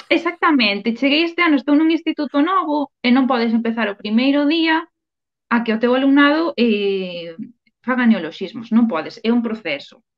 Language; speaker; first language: Galician; non-native, local second language; Spanish